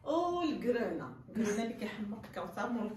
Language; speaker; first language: Arabic; native; Arabic